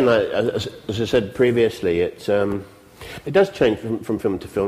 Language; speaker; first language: English; native; English